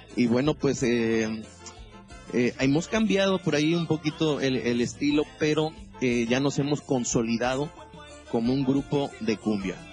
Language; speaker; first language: Spanish; native; Spanish